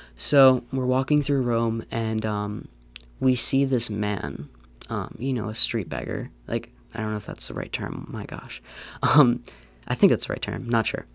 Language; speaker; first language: English; native; English